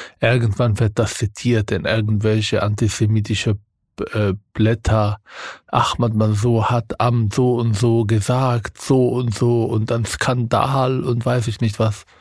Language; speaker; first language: German; non-native, fluent; Arabic